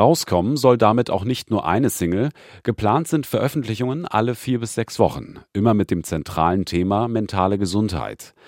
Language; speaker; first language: German; native; German